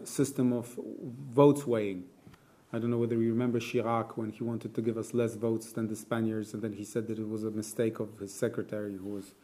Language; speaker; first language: English; non-native, fluent; Polish